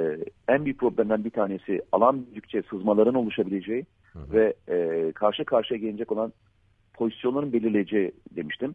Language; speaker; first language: Turkish; native; Turkish